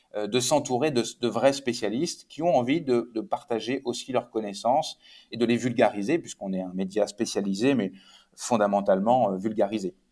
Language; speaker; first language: French; native; French